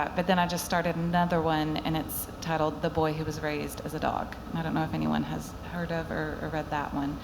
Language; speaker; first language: English; native; English